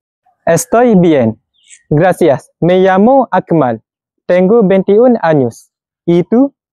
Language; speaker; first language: Spanish; non-native, learner; Malay